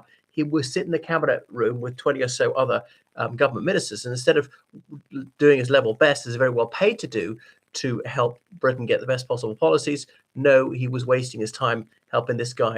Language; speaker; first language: English; native; English